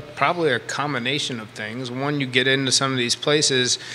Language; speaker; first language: English; native; English